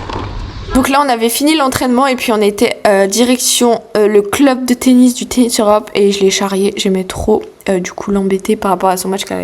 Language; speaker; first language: French; native; French